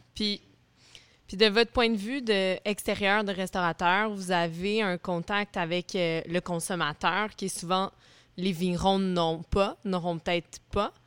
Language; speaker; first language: French; native; French